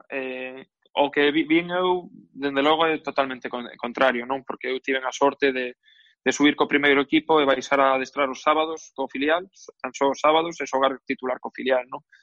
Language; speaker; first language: Galician; native; Galician